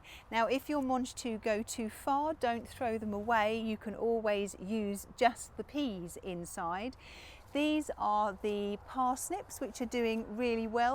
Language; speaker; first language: English; native; English